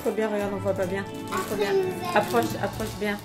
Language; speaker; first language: French; native; French